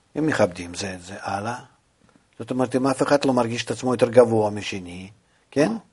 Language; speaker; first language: Hebrew; non-native, fluent; Russian